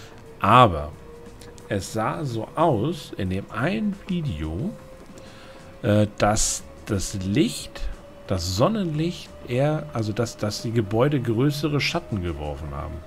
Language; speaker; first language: German; native; German